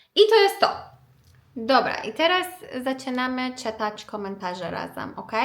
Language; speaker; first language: Polish; non-native, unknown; Persian